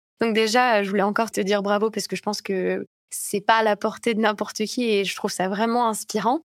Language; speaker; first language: French; native; French